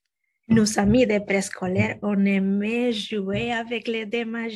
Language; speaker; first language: French; non-native, fluent; Spanish